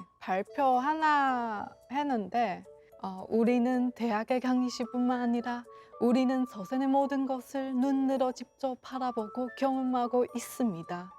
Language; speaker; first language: Korean; non-native, local second language; Chinese